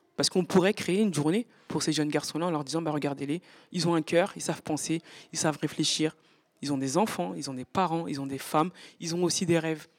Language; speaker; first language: French; native; French